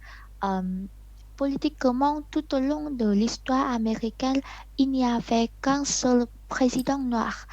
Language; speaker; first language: French; non-native, learner; Vietnamese